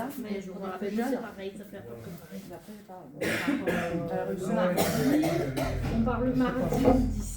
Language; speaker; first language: French; early bilingual, other home language; Vietnamese